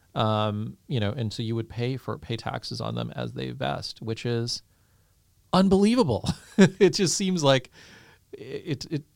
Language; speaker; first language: English; native; English